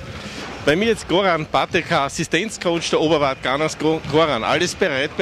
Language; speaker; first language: German; native; German